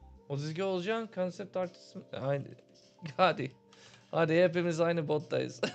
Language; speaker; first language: Turkish; early bilingual, heritage; Turkish